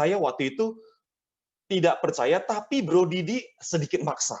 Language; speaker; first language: Indonesian; native; Indonesian